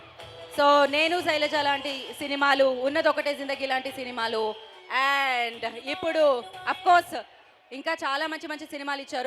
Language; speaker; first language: Telugu; native; Telugu